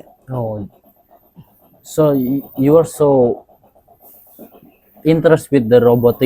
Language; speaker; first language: English; non-native, learner; Indonesian